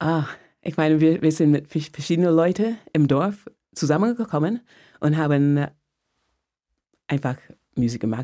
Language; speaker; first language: German; non-native, fluent; English